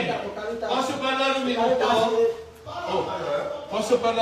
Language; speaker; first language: Italian; non-native, fluent; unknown